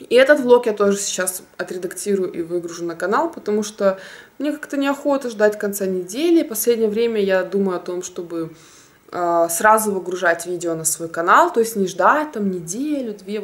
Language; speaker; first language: Russian; native; Russian